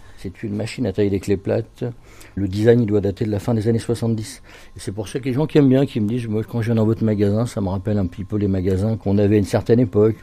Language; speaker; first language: French; native; French